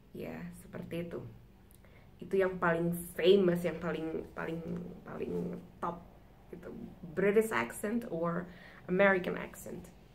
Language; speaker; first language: Indonesian; native; Indonesian